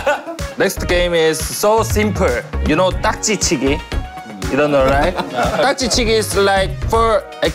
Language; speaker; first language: English; non-native, learner; Korean